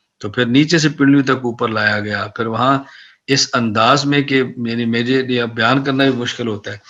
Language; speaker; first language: Urdu; non-native, local second language; Punjabi